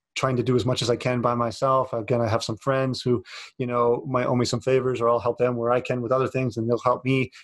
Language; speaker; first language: English; native; English